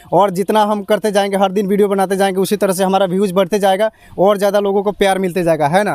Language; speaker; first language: Hindi; native; Hindi